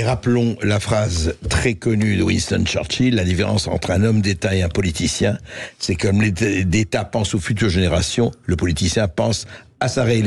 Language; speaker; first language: French; native; French